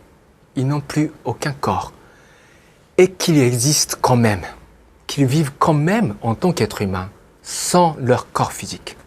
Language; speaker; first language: French; non-native, fluent; Japanese